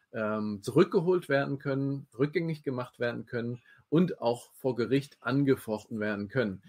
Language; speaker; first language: German; native; German